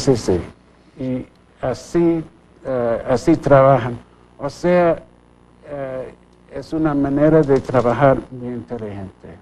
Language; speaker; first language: Spanish; non-native, fluent; English